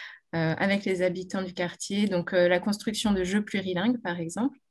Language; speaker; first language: French; native; French